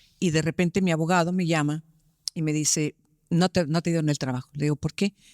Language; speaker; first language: Spanish; early bilingual, heritage; Spanish